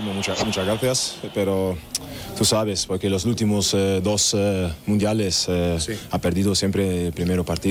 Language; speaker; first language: Spanish; non-native, learner; German